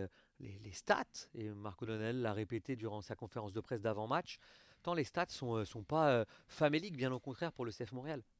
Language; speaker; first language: French; native; French